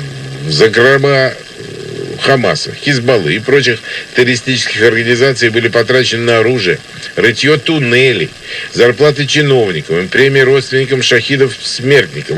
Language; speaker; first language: Russian; native; Russian